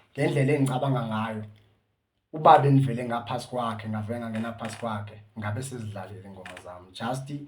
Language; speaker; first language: Zulu; native; Zulu